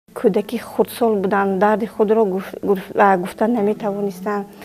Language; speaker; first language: Tajik; native; Tajik